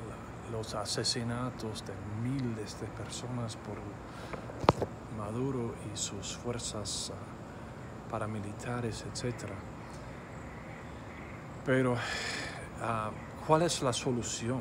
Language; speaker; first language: Spanish; non-native, fluent; English